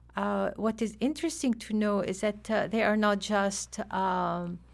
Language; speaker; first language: English; non-native, fluent; Arabic